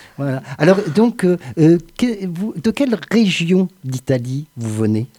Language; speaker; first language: French; native; French